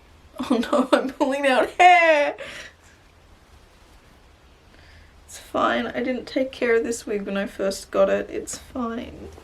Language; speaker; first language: English; native; English